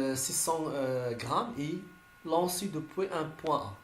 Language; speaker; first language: French; non-native, local second language; Arabic